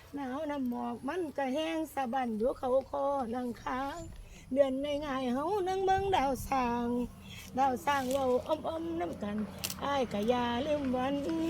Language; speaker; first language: Thai; native; Thai